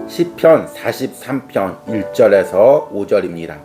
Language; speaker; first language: Korean; native; Korean